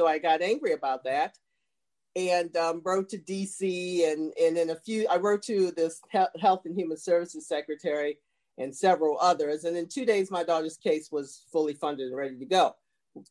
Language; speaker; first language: English; native; English